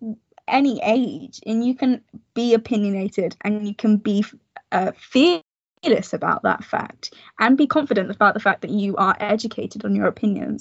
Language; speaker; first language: English; native; English